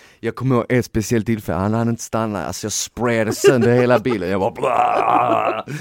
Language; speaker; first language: Swedish; native; Swedish